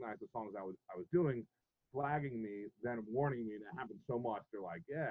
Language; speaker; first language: English; native; English